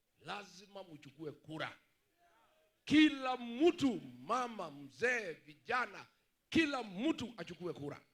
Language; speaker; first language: Swahili; non-native, local second language; Kikuyu